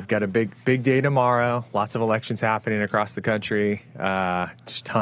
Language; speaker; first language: English; native; English